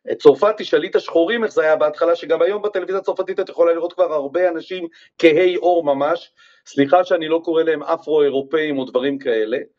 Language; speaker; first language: Hebrew; native; Hebrew